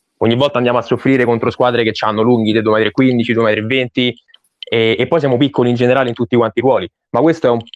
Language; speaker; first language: Italian; native; Italian